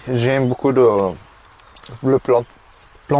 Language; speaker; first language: French; non-native, learner; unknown